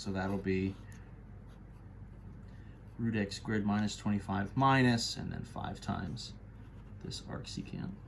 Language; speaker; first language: English; native; English